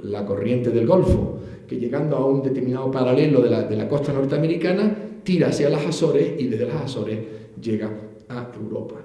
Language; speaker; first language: Spanish; native; Spanish